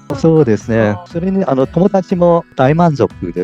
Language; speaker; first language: Japanese; non-native, fluent; Cantonese